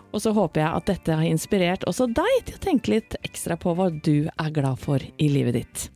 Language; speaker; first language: Norwegian; native; Norwegian